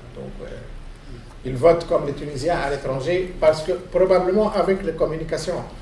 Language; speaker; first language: Italian; non-native, fluent; Arabic